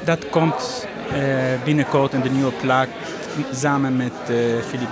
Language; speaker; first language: Dutch; non-native, learner; Hebrew